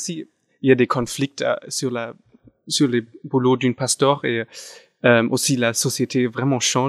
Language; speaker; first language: French; non-native, fluent; German